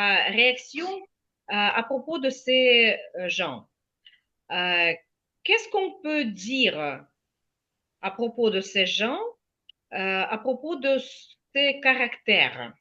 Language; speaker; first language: French; non-native, fluent; Ukrainian